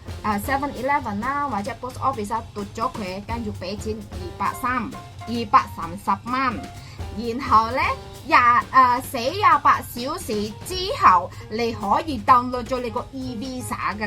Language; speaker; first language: Cantonese; non-native, fluent; Indonesian